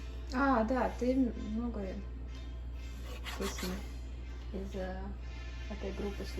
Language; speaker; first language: Russian; early bilingual, heritage; English